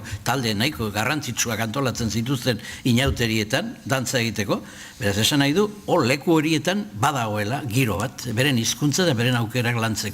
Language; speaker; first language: Basque; native; Basque